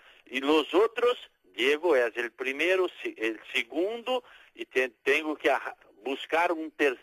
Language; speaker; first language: Spanish; non-native, fluent; Portuguese